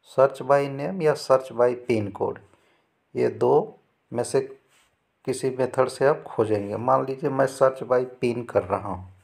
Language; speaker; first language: Hindi; native; Hindi